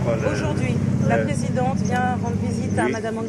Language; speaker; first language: French; native; French